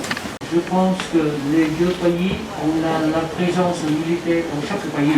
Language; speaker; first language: French; non-native, learner; Vietnamese